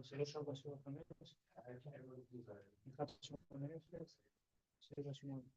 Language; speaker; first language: Hebrew; non-native, learner; Spanish